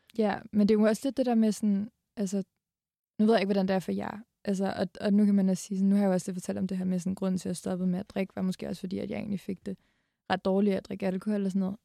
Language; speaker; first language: Danish; native; Danish